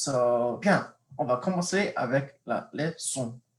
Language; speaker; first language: French; non-native, fluent; English